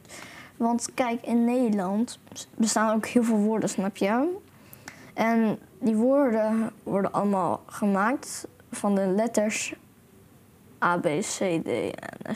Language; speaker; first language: Dutch; early bilingual, other home language; Chinese